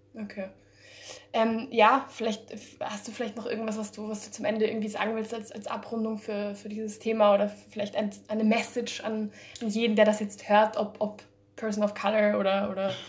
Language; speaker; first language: German; early bilingual, heritage; German